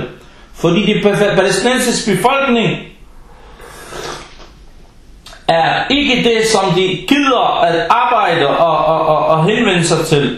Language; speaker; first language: Danish; non-native, fluent; Arabic